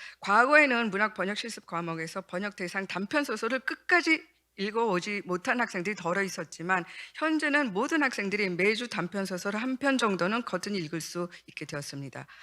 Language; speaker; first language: Korean; native; Korean